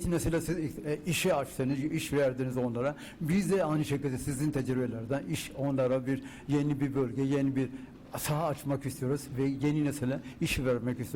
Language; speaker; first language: Turkish; non-native, fluent; Urdu